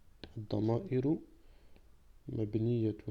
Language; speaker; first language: Arabic; non-native, fluent; French